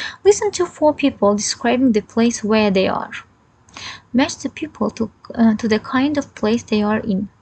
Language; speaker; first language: English; non-native, fluent; Azerbaijani